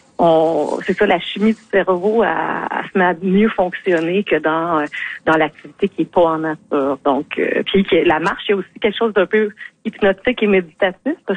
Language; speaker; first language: French; native; French